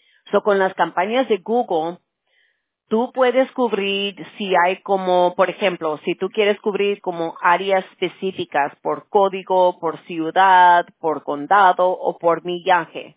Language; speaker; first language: Spanish; early bilingual, heritage; Spanish